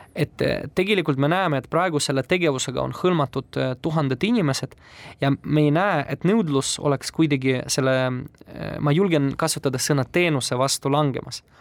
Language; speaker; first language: Estonian; non-native, local second language; Russian